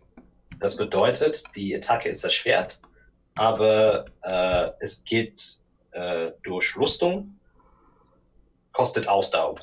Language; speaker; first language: German; non-native, learner; English